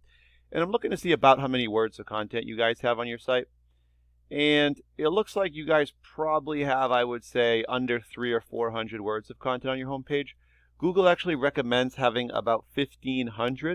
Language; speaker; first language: English; native; English